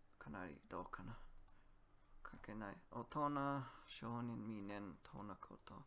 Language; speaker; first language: Japanese; non-native, learner; Polish